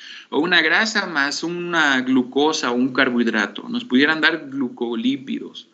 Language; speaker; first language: Spanish; native; Spanish